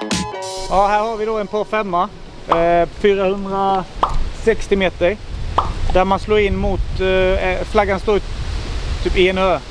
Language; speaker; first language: Swedish; native; Swedish